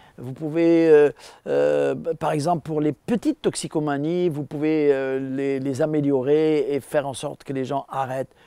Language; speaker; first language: French; non-native, local second language; Arabic